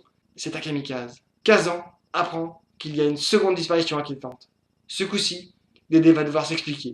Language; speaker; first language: French; native; French